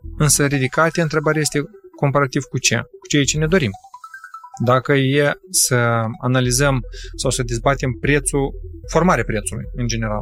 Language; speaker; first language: Romanian; native; Romanian